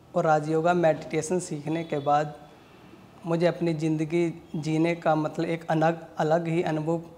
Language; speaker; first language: Hindi; native; Hindi